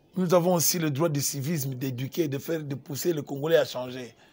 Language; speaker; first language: French; non-native, local second language; Lingala